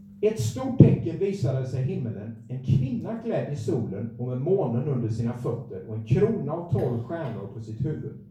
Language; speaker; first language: Swedish; native; Swedish